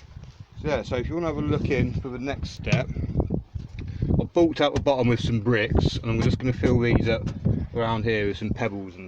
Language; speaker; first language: English; native; English